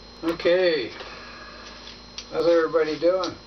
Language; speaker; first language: English; native; English